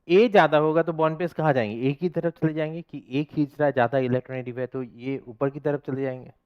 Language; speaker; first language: Hindi; non-native, local second language; Bangla